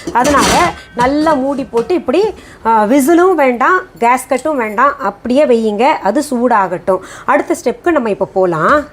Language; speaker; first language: Tamil; non-native, fluent; Hindi